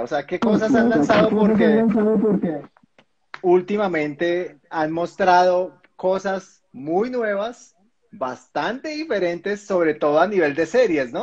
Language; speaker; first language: Spanish; native; Spanish